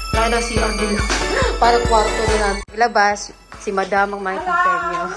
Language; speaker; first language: Filipino; non-native, local second language; Cebuano